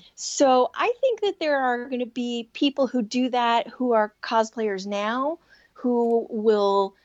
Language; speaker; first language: English; native; English